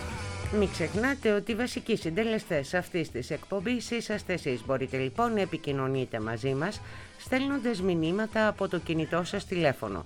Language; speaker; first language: Greek; native; Greek